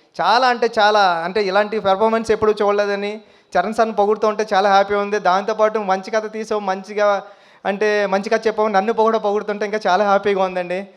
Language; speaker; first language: Telugu; native; Telugu